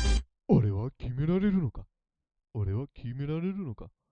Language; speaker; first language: Japanese; non-native, learner; English